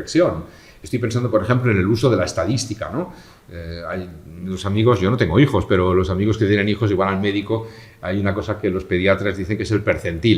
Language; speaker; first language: Spanish; native; Spanish